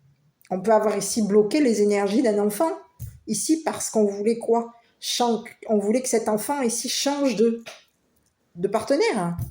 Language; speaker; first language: French; native; French